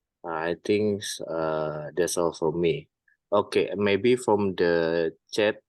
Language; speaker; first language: English; non-native, fluent; Indonesian